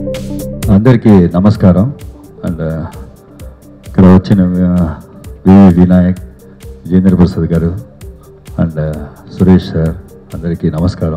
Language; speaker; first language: Telugu; non-native, fluent; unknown